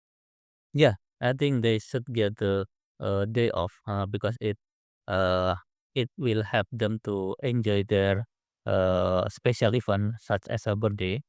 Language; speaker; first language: English; non-native, learner; Indonesian